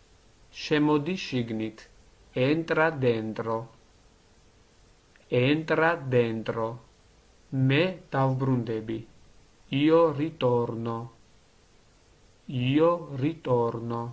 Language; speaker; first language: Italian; non-native, learner; Georgian